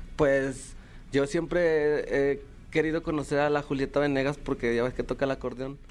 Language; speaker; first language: Spanish; native; Spanish